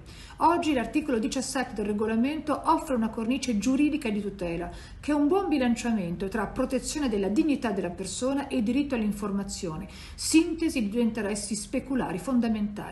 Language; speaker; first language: Italian; native; Italian